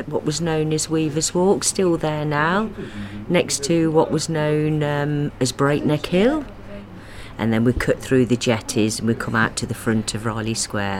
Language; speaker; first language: English; native; English